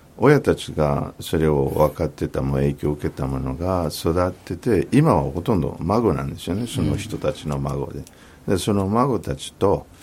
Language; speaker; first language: Japanese; non-native, fluent; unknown